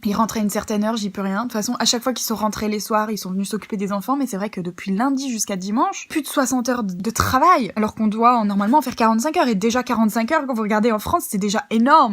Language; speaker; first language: French; native; French